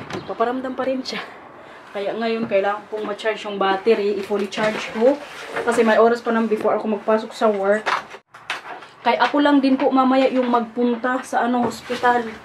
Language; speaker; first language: Filipino; non-native, local second language; Waray